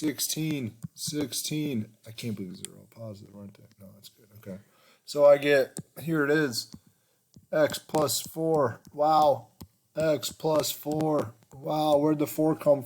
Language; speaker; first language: English; native; English